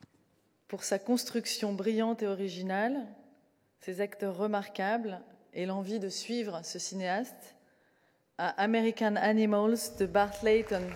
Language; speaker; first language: French; native; French